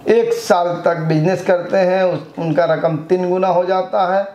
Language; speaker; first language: Hindi; native; Hindi